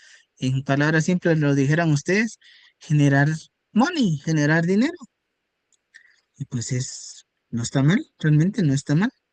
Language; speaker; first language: Spanish; native; Spanish